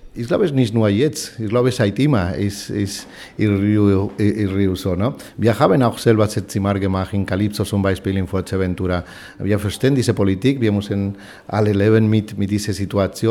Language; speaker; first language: German; non-native, fluent; Spanish